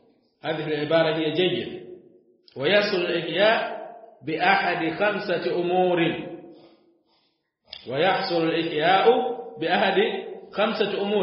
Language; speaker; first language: Arabic; non-native, fluent; Swahili